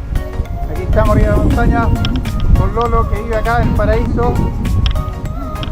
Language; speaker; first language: Spanish; native; Spanish